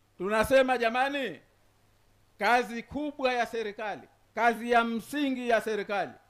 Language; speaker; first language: Swahili; native; Swahili